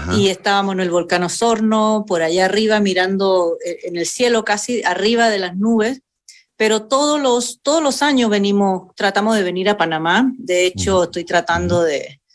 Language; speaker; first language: Spanish; native; Spanish